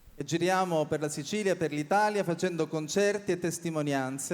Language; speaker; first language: Italian; native; Italian